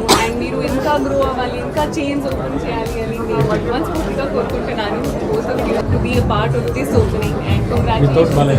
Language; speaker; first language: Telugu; non-native, learner; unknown